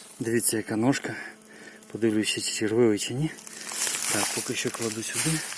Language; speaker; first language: Ukrainian; non-native, local second language; Russian